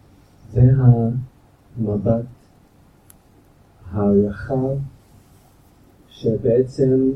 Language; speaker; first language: Hebrew; non-native, fluent; English